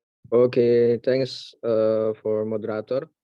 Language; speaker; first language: English; non-native, learner; Indonesian